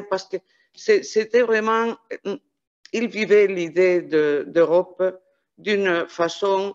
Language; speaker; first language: French; non-native, fluent; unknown